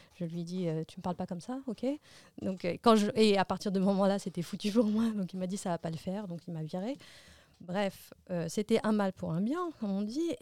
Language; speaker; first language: French; early bilingual, other home language; Arabic